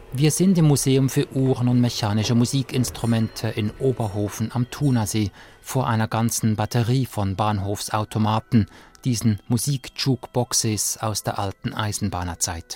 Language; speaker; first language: German; native; German